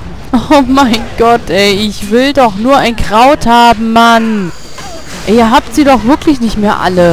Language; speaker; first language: German; native; German